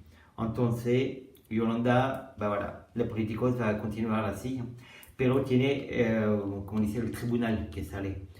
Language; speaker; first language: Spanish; non-native, learner; French